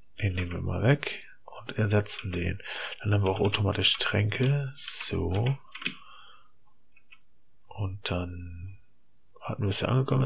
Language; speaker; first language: German; native; German